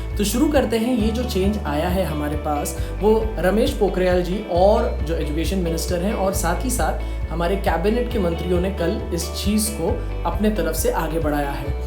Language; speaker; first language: Hindi; native; Hindi